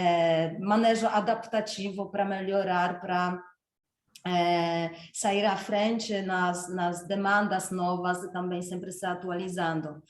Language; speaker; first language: Portuguese; non-native, fluent; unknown